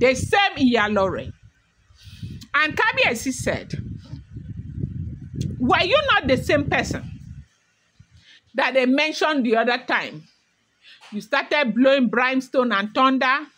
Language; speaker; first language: English; non-native, local second language; Yoruba